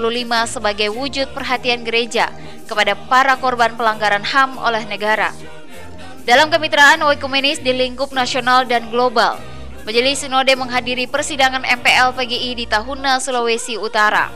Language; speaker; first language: Indonesian; native; Indonesian